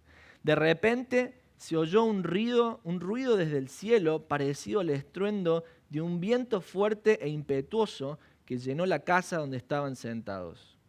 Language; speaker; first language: Spanish; native; Spanish